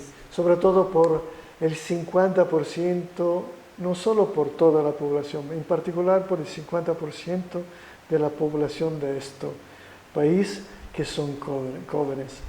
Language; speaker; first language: Spanish; non-native, fluent; Italian